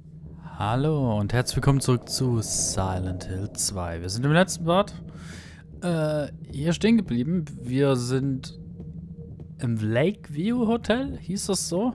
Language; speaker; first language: German; native; German